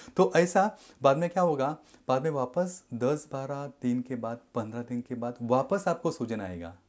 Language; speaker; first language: Hindi; non-native, local second language; Marathi